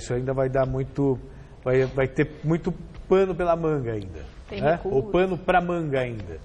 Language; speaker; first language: Portuguese; native; Portuguese